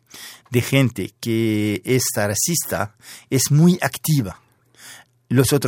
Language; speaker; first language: Spanish; non-native, fluent; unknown